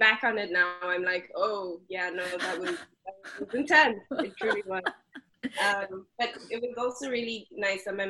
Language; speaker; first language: English; non-native, local second language; Xhosa